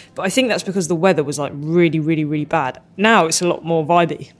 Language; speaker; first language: English; native; English